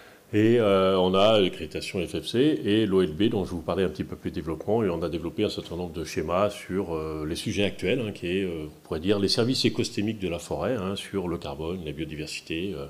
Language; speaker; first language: French; native; French